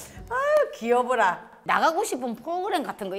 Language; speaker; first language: Korean; native; Korean